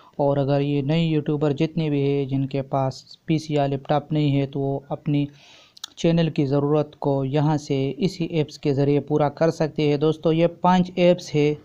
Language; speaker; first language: Urdu; non-native, local second language; Pashto